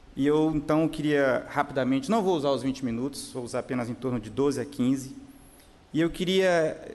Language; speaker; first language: Portuguese; native; Portuguese